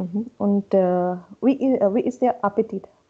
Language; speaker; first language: German; non-native, learner; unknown